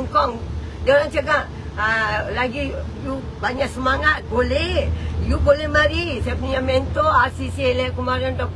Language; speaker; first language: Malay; non-native, local second language; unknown